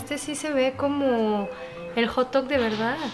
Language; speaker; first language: Spanish; non-native, fluent; Korean